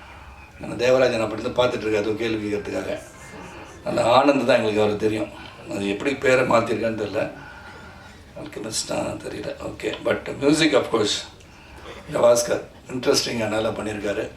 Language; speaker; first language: Tamil; native; Tamil